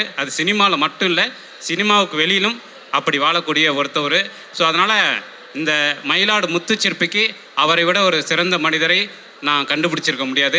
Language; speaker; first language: Tamil; native; Tamil